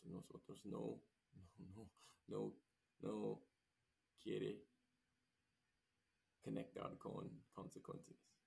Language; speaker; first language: Spanish; non-native, learner; English